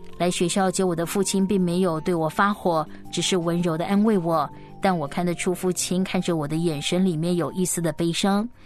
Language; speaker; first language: Chinese; native; Chinese